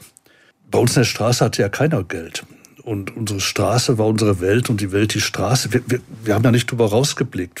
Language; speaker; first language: German; native; German